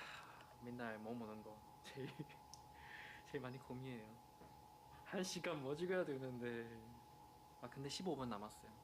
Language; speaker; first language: Korean; non-native, fluent; Chinese